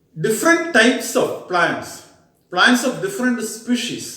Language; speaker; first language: English; non-native, local second language; Malayalam